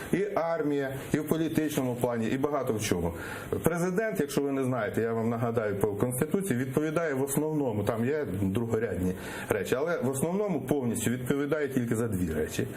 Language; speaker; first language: Ukrainian; non-native, local second language; Russian